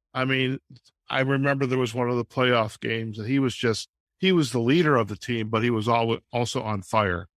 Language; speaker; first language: English; native; English